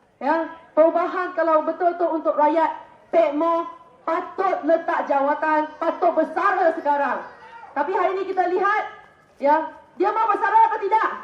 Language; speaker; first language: Malay; non-native, local second language; Chinese